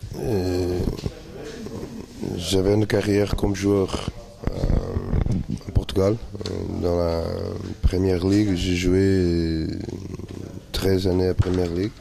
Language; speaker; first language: French; non-native, learner; Portuguese